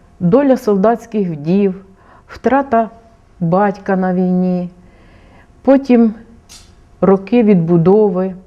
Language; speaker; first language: Ukrainian; native; Ukrainian